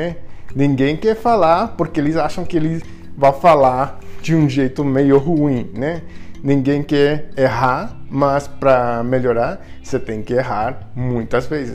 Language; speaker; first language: Portuguese; non-native, fluent; English